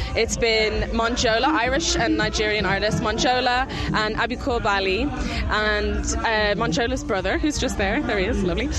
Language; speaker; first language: English; native; English